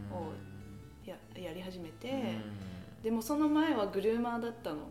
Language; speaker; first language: Japanese; early bilingual, heritage; English